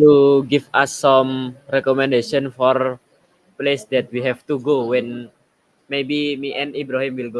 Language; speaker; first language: English; non-native, learner; Indonesian